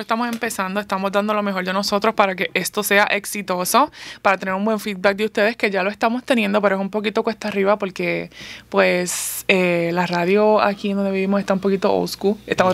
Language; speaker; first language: Spanish; early bilingual, heritage; Spanish